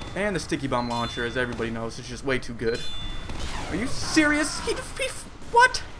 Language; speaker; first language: English; native; English